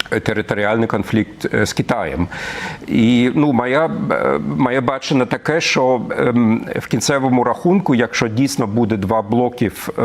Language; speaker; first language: Ukrainian; non-native, fluent; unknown